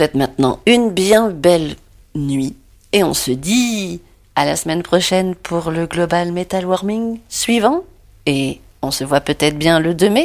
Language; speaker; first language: French; native; French